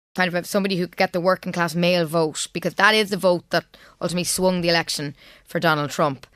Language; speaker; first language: English; native; English